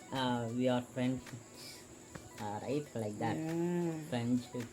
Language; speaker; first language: English; non-native, local second language; Tamil